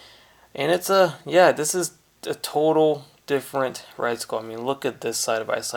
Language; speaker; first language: English; native; English